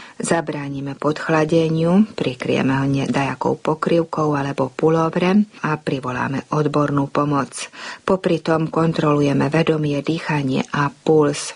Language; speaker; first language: Slovak; early bilingual, heritage; Slovak